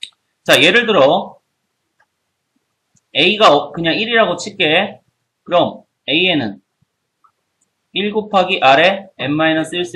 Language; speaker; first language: Korean; native; Korean